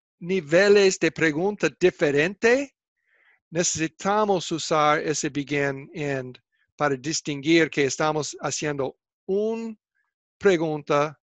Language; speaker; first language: Spanish; non-native, fluent; English